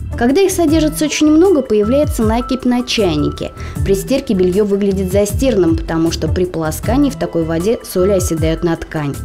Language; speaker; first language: Russian; native; Russian